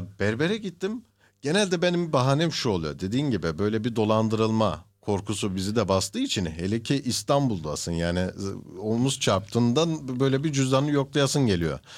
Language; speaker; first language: Turkish; early bilingual, heritage; Turkish